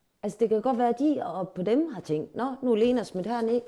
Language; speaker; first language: Danish; native; Danish